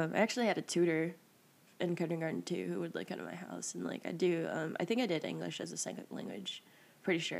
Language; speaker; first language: English; native; English